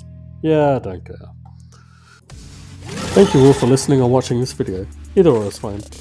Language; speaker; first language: English; native; English